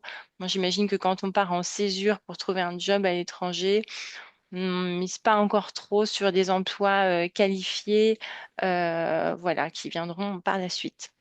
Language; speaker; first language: French; native; French